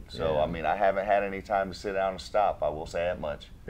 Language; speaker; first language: English; native; English